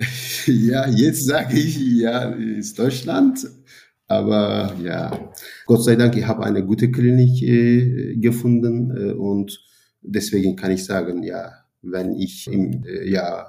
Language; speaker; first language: German; non-native, fluent; Turkish